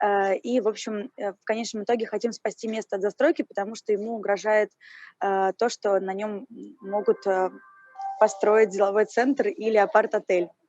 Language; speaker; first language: Russian; native; Russian